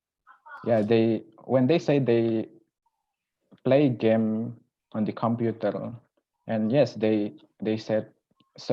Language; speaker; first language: English; non-native, local second language; Indonesian